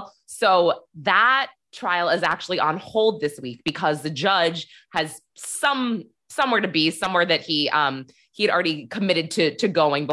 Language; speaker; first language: English; native; English